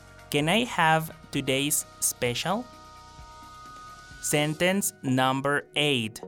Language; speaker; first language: English; non-native, fluent; Spanish